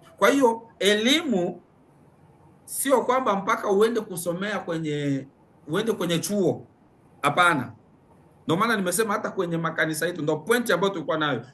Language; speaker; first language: Swahili; native; Swahili